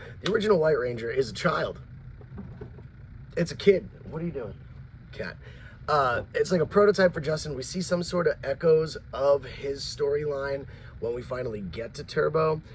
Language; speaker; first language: English; native; English